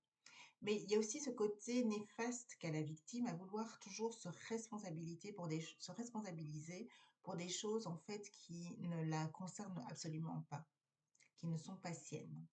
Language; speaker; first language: French; native; French